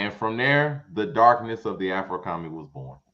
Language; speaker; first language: English; native; English